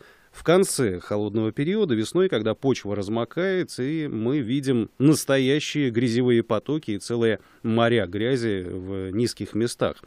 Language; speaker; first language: Russian; native; Russian